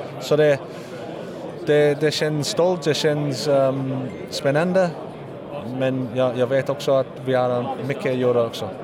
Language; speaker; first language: Swedish; non-native, learner; English